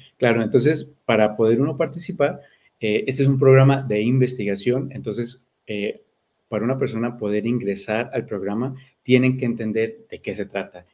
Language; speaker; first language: Spanish; early bilingual, heritage; Spanish